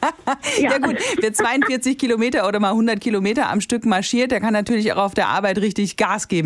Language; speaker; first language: German; native; German